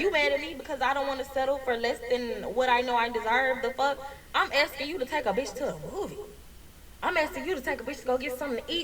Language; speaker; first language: English; native; English